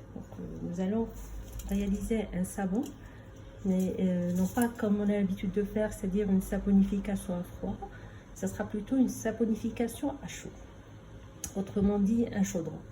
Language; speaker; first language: French; non-native, local second language; Arabic